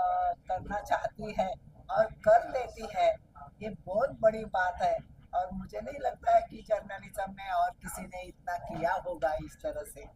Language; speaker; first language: Hindi; non-native, local second language; Marathi